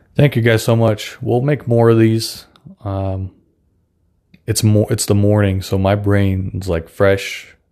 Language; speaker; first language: English; non-native, fluent; Russian